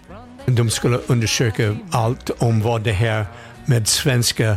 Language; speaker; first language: Swedish; non-native, fluent; English